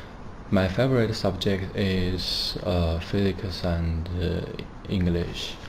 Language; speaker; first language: English; non-native, learner; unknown